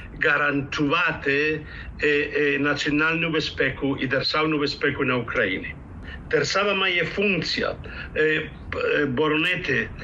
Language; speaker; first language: Ukrainian; non-native, fluent; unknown